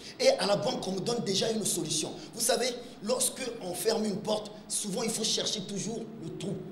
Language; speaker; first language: French; non-native, local second language; Lingala